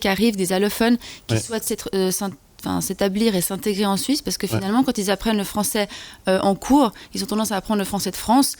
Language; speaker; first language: French; native; French